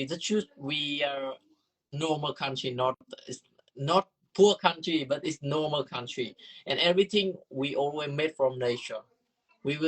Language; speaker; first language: English; non-native, learner; Vietnamese